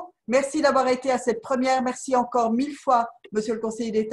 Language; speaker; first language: French; native; French